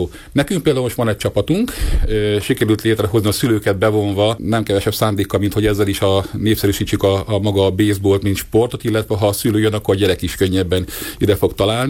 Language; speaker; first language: Hungarian; native; Hungarian